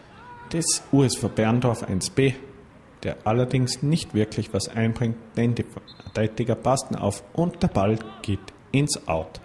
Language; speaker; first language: German; native; German